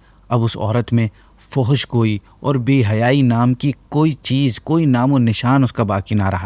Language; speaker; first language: Urdu; native; Urdu